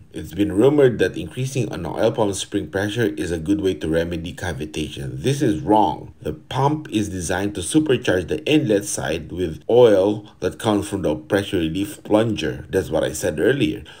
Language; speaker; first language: English; non-native, fluent; Portuguese